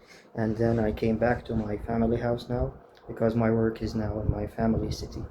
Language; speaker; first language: English; non-native, fluent; Arabic